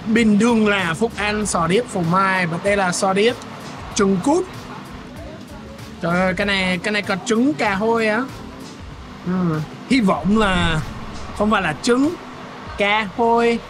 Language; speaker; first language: Vietnamese; non-native, fluent; English